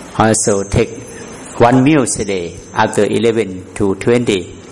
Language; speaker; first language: English; non-native, learner; Thai